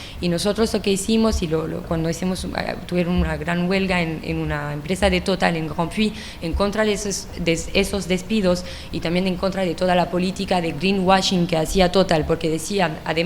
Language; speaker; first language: Spanish; non-native, fluent; French